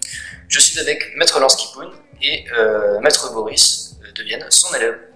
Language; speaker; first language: French; native; French